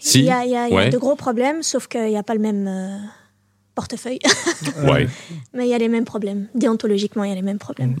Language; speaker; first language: French; native; French